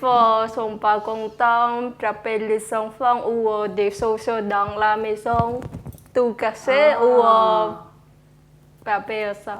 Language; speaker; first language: French; non-native, learner; Khmer